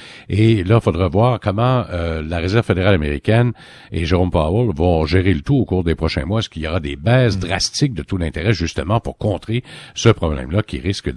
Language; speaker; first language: French; native; French